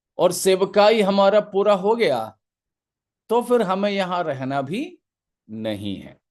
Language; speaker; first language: Hindi; non-native, local second language; Malayalam